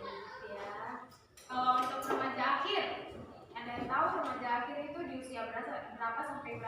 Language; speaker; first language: Indonesian; native; Indonesian